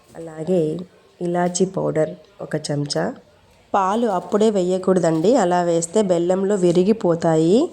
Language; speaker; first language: Telugu; non-native, local second language; Urdu